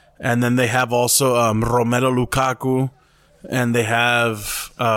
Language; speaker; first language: English; early bilingual, other home language; Spanish